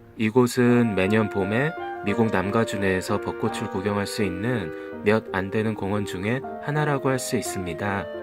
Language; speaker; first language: Korean; native; Korean